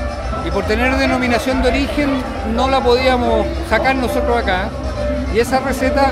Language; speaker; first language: Spanish; native; Spanish